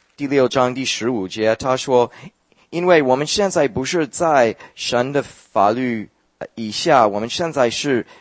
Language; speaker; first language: Chinese; non-native, fluent; English